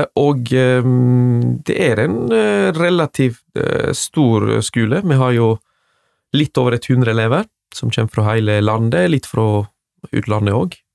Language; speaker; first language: Norwegian; non-native, fluent; Spanish